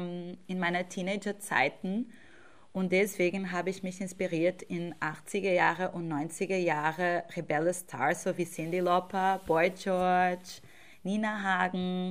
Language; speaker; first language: German; non-native, fluent; Portuguese